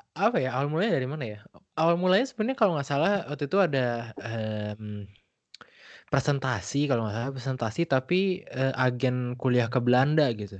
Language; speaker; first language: Indonesian; native; Indonesian